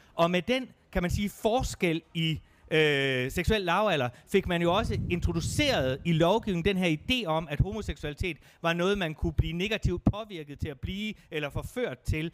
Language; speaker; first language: Danish; native; Danish